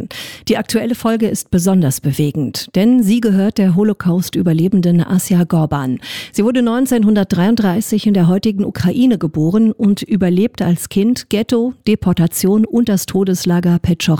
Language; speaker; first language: German; native; German